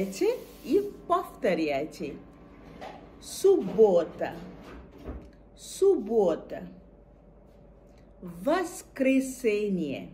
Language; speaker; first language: Russian; non-native, fluent; Bangla